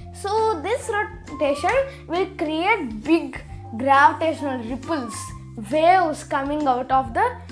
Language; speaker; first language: English; early bilingual, other home language; Telugu